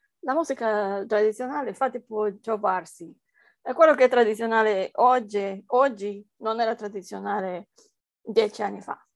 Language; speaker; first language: Italian; non-native, fluent; Spanish